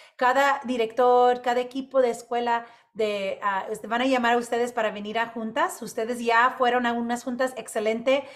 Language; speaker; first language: Spanish; non-native, local second language; English